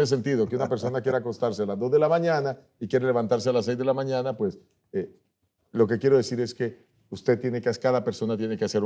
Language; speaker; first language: Spanish; native; Spanish